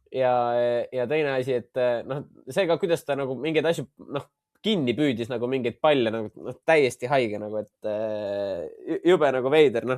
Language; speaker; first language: Estonian; native; Estonian